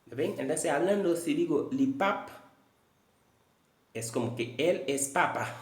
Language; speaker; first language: Spanish; non-native, fluent; Haitian Creole